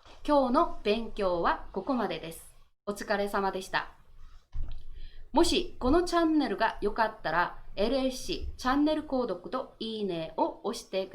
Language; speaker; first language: Japanese; non-native, fluent; Korean